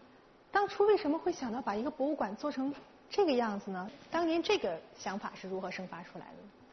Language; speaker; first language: Chinese; native; Chinese